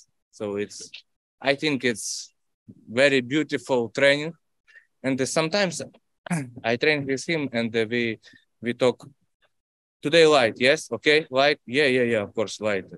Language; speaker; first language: English; non-native, learner; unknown